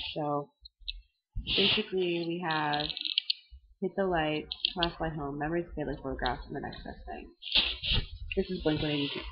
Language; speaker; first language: English; native; English